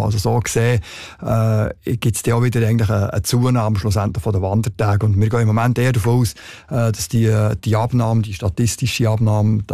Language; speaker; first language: German; native; German